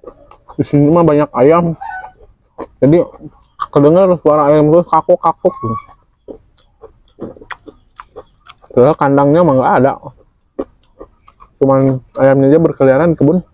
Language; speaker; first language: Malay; non-native, local second language; Sundanese